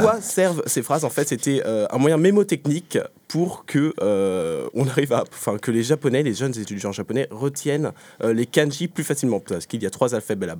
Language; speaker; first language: French; native; French